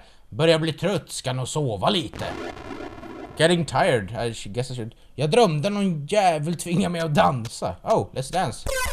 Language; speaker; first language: Swedish; native; Swedish